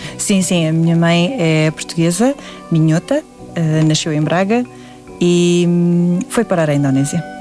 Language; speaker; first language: Portuguese; early bilingual, heritage; Indonesian